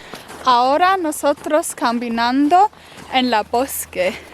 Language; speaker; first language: Spanish; non-native, learner; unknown